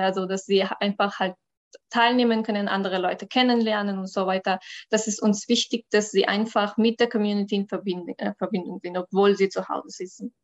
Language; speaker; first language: German; non-native, learner; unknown